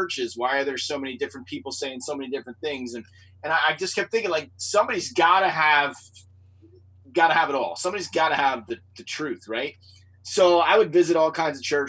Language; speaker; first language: English; native; English